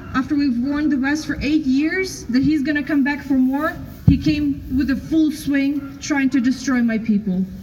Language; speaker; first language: English; non-native, fluent; Ukrainian